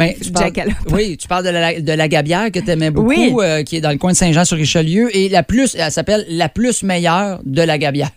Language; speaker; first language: French; native; French